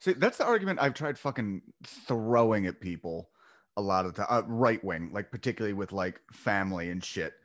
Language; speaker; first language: English; native; English